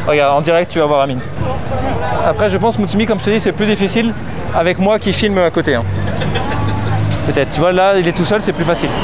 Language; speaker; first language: French; native; French